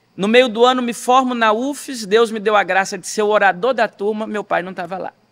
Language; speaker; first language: Portuguese; native; Portuguese